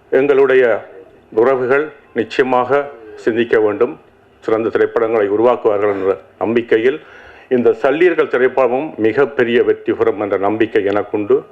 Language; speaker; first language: Tamil; native; Tamil